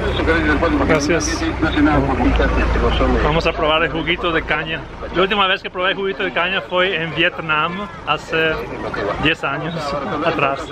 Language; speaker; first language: Spanish; non-native, fluent; Italian